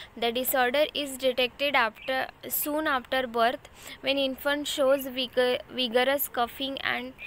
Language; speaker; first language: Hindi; non-native, local second language; Marathi